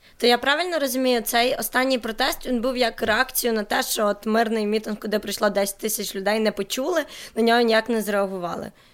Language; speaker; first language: Ukrainian; native; Ukrainian